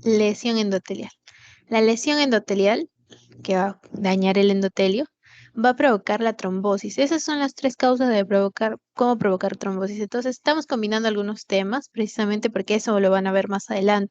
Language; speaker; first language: Spanish; native; Spanish